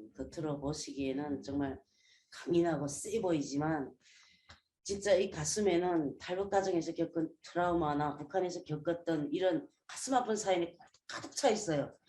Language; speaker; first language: Korean; native; Korean